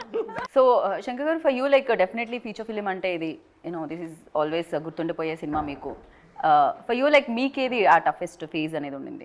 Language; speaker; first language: Telugu; native; Telugu